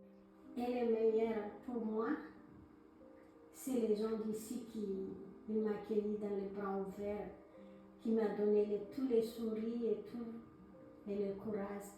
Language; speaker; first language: French; non-native, learner; Malagasy